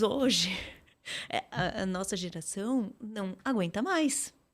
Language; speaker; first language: Portuguese; native; Portuguese